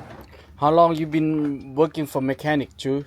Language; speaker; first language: English; non-native, fluent; Lao